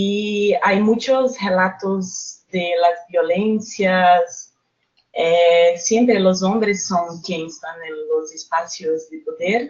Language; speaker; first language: Spanish; non-native, fluent; Portuguese